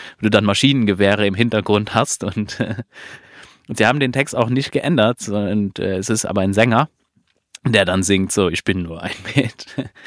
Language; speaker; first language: German; non-native, fluent; Luxembourgish